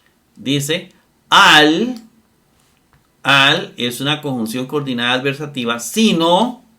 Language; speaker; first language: Spanish; native; Spanish